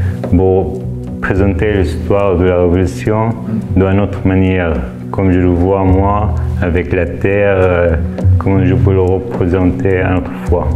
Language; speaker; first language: French; non-native, fluent; Arabic